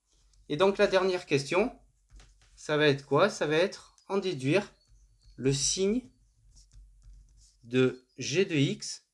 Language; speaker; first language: French; native; French